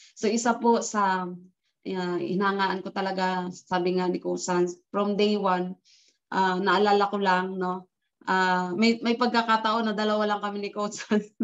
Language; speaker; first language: Filipino; native; Filipino